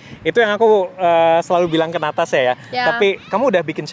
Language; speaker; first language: Indonesian; native; Indonesian